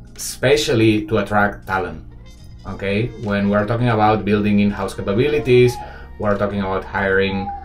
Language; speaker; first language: English; non-native, fluent; Spanish